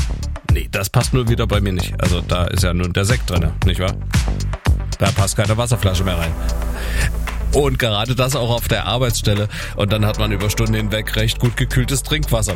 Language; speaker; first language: German; native; German